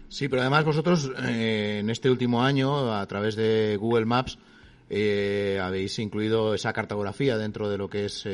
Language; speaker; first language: Spanish; native; Spanish